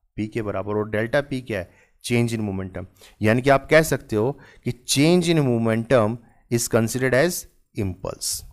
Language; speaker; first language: Hindi; native; Hindi